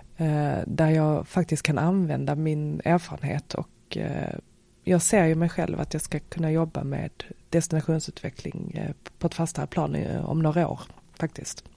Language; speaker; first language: Swedish; native; Swedish